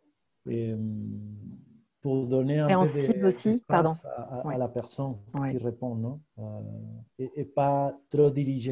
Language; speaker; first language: French; non-native, fluent; Spanish